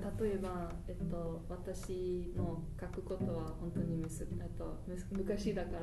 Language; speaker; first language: Japanese; non-native, learner; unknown